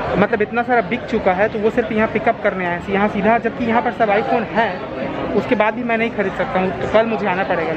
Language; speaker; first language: Hindi; native; Hindi